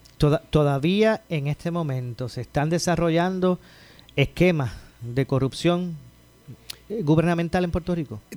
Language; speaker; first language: Spanish; native; Spanish